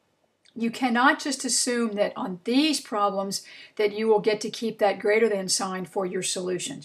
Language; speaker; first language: English; native; English